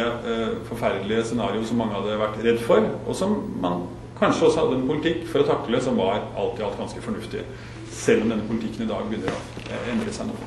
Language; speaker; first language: Norwegian; native; Norwegian